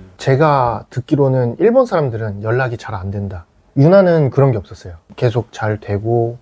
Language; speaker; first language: Korean; native; Korean